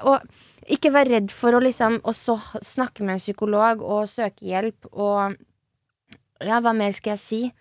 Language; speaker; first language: Norwegian; early bilingual, other home language; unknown